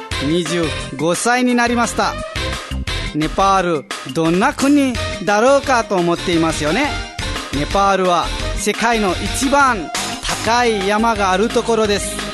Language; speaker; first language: Japanese; non-native, fluent; Nepali